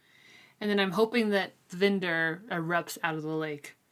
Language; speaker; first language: English; native; English